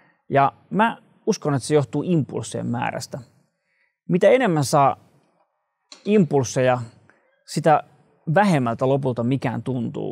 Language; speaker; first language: Finnish; native; Finnish